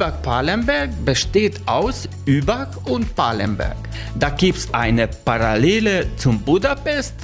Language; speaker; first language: German; non-native, learner; Hungarian